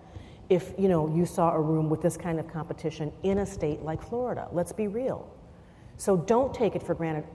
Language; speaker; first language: English; native; English